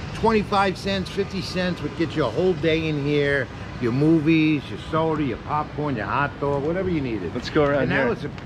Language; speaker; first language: English; native; English